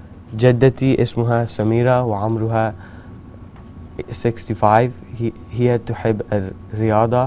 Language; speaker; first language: Arabic; non-native, learner; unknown